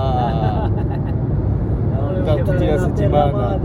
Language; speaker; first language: Italian; non-native, learner; French